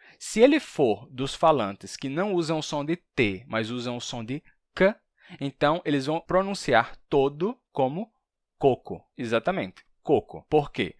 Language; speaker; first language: Portuguese; native; Portuguese